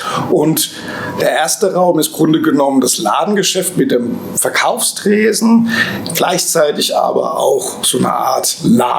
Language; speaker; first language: German; native; German